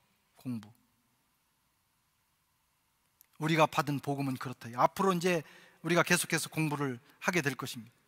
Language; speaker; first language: Korean; native; Korean